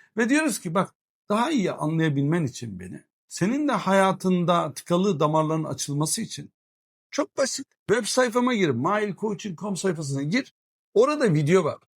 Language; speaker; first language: Turkish; early bilingual, heritage; Turkish